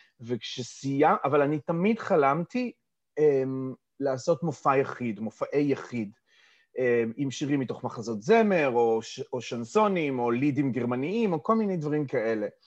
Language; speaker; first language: Hebrew; early bilingual, other home language; English